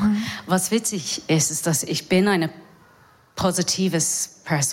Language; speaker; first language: German; non-native, learner; English